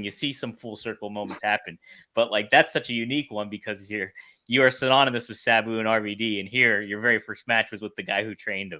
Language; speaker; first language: English; native; English